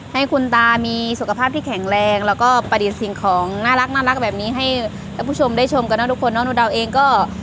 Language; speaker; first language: Thai; native; Thai